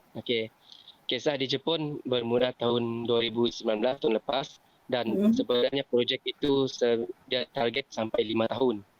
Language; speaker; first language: Malay; native; Malay